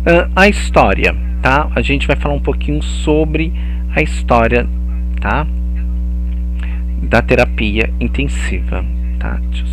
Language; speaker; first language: Portuguese; native; Portuguese